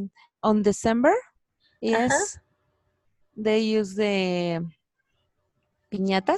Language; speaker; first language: English; non-native, learner; Spanish